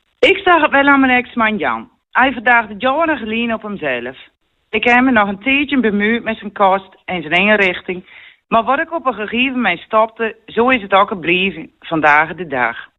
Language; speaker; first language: Dutch; native; Dutch